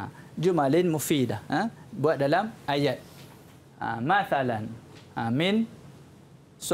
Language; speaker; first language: Arabic; non-native, fluent; Malay